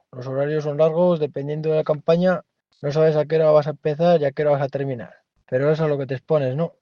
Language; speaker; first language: Spanish; native; Spanish